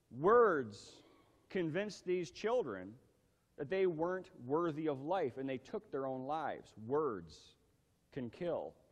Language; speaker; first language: English; native; English